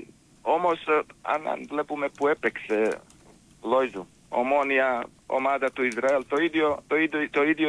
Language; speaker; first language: Greek; non-native, fluent; Serbian